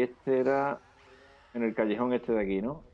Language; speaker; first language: Spanish; native; Spanish